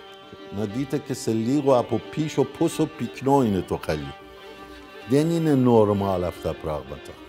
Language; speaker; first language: Greek; non-native, fluent; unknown